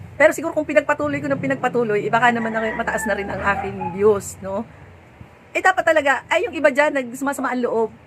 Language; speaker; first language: Filipino; native; Filipino